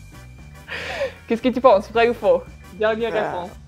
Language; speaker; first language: French; non-native, fluent; English